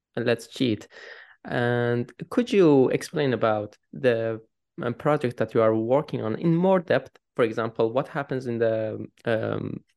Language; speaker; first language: English; non-native, fluent; Persian